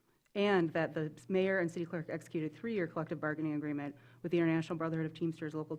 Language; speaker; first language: English; native; English